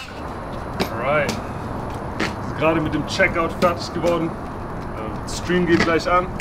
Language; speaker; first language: German; native; German